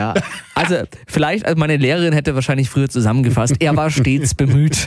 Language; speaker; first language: German; native; German